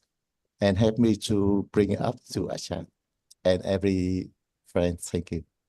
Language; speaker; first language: English; non-native, learner; Vietnamese